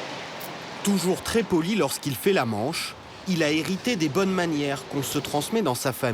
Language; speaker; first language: French; native; French